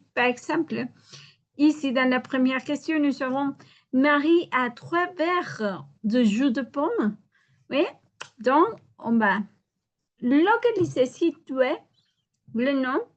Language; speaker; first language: French; non-native, learner; Spanish